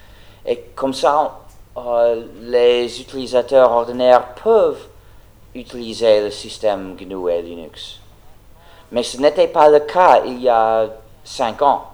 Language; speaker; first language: French; non-native, fluent; English